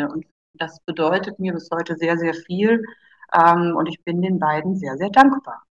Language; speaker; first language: German; native; German